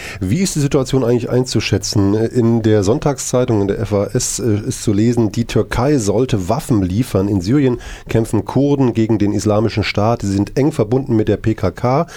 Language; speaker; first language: German; native; German